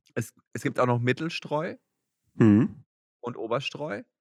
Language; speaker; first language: German; native; German